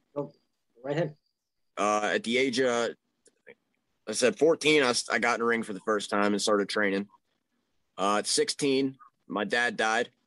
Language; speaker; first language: English; native; English